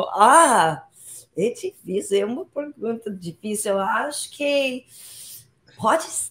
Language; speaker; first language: Portuguese; non-native, learner; English